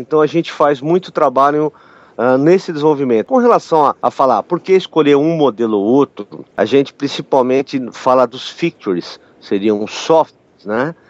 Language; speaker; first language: Portuguese; native; Portuguese